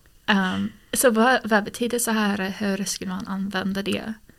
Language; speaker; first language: Swedish; non-native, fluent; English